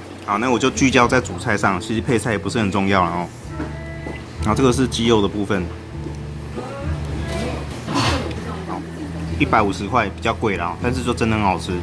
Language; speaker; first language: Chinese; native; Chinese